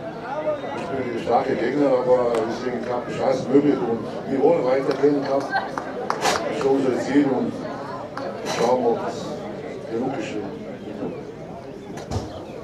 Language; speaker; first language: German; non-native, learner; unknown